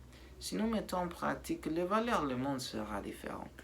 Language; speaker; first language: French; non-native, learner; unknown